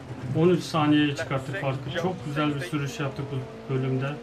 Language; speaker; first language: Turkish; native; Turkish